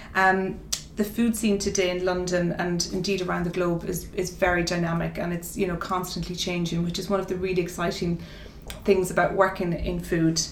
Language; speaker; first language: English; native; English